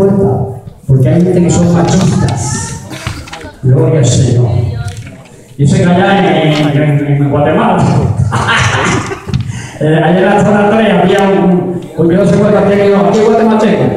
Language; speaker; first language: Spanish; native; Spanish